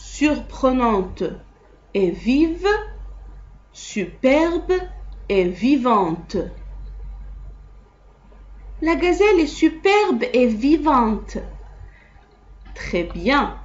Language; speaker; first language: French; non-native, local second language; Arabic